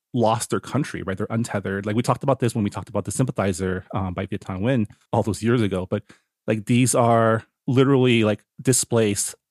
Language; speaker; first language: English; native; English